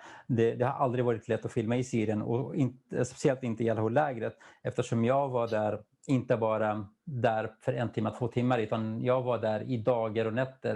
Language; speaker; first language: Swedish; non-native, fluent; Kurdish